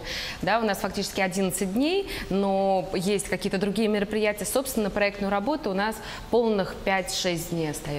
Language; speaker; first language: Russian; native; Russian